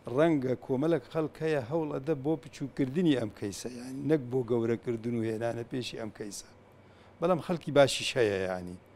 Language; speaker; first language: Central Kurdish; non-native, local second language; Kurdish